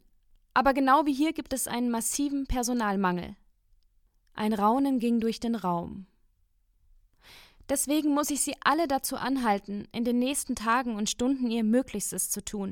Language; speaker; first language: German; native; German